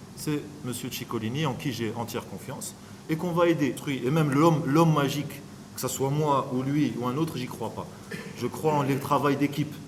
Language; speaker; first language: French; non-native, local second language; Arabic